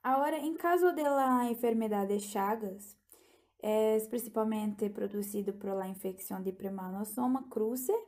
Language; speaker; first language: Portuguese; non-native, learner; Spanish